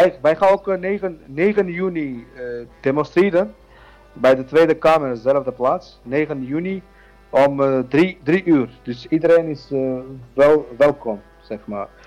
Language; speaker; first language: Dutch; non-native, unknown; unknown